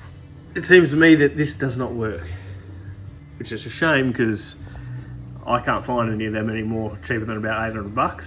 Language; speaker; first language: English; native; English